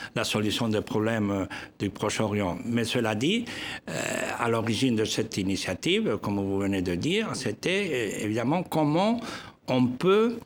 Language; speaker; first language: French; non-native, fluent; Spanish